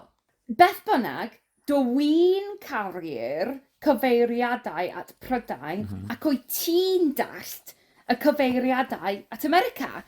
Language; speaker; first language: Welsh; non-native, learner; English